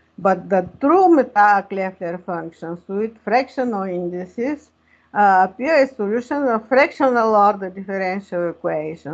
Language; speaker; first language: English; non-native, fluent; Bulgarian